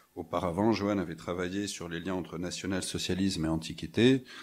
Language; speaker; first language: French; native; French